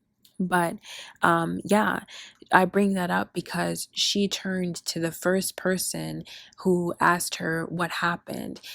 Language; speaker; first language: English; early bilingual, other home language; Spanish